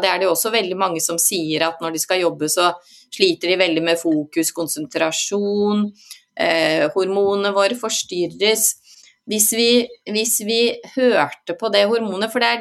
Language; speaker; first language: Norwegian; native; Norwegian